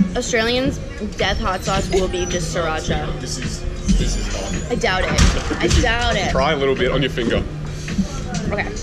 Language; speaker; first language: English; native; English